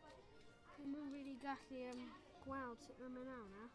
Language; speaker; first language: Welsh; non-native, local second language; English